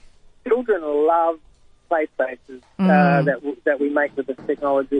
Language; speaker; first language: English; native; English